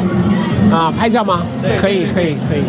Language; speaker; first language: Chinese; non-native, fluent; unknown